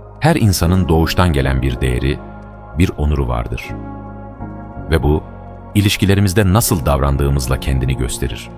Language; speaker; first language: Turkish; native; Turkish